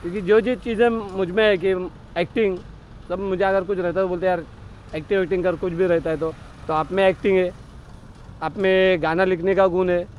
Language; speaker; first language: Hindi; non-native, local second language; Marathi